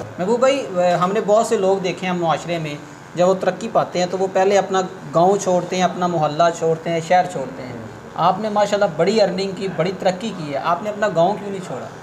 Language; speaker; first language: Urdu; non-native, local second language; Punjabi